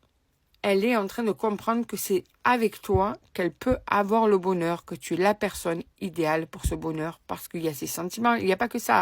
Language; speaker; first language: French; native; French